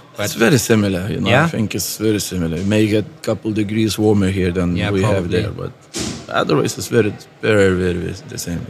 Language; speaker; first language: English; non-native, fluent; Lithuanian